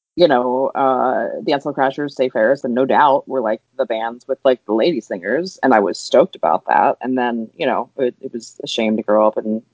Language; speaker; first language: English; native; English